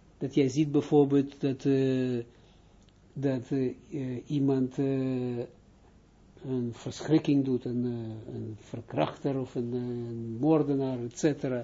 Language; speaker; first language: Dutch; non-native, fluent; Hebrew